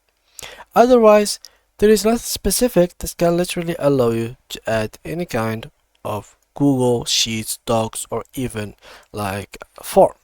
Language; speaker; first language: English; non-native, fluent; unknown